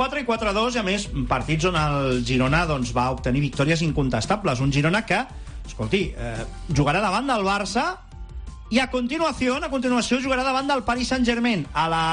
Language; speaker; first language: Catalan; native; Catalan